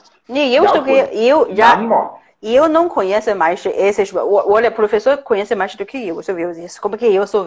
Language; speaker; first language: Portuguese; non-native, fluent; Chinese